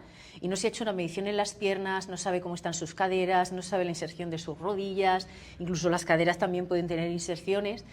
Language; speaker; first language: Spanish; native; Spanish